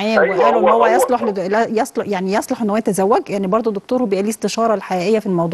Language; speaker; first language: Arabic; native; Arabic